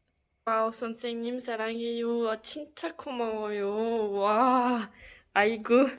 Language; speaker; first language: Korean; non-native, learner; French